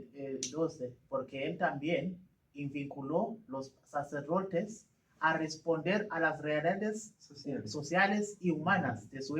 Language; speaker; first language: Spanish; non-native, learner; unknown